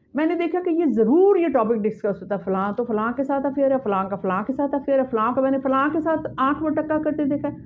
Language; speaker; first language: Urdu; native; Urdu